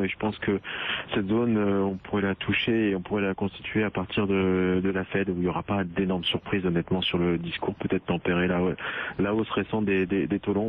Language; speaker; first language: French; native; French